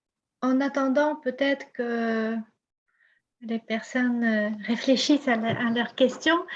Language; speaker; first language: French; non-native, fluent; Polish